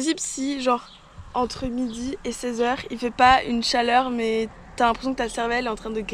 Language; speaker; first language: French; native; French